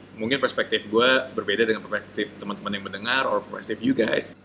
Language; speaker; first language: Indonesian; native; Indonesian